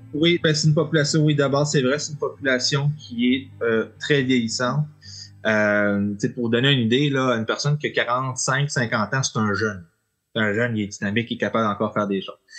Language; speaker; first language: French; native; French